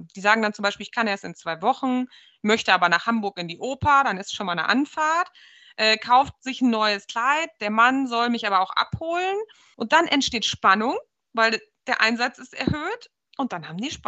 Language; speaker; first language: German; native; German